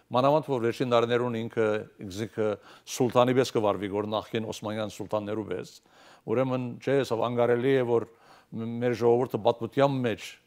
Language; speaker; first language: Armenian; early bilingual, heritage; Armenian